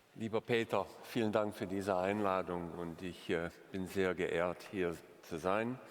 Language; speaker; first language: German; non-native, learner; English